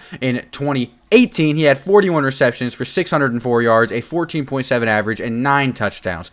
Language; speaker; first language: English; native; English